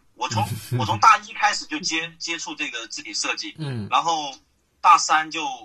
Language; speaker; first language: Chinese; native; Chinese